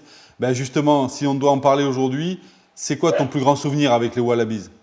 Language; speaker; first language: French; native; French